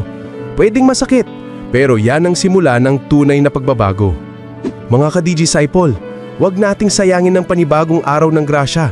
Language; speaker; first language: Filipino; native; Filipino